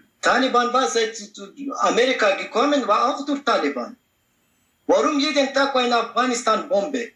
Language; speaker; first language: German; non-native, learner; Pashto